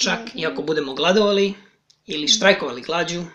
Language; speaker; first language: Serbian; native; Serbian